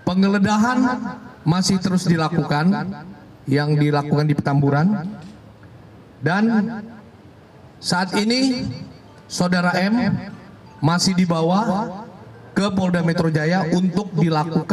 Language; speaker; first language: Indonesian; native; Indonesian